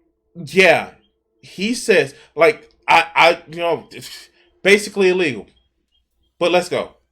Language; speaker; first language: English; native; English